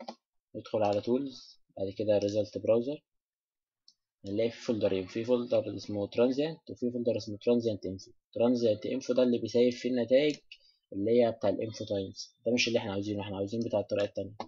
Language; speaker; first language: Arabic; native; Arabic